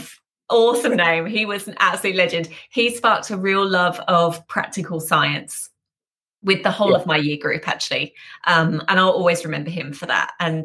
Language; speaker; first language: English; native; English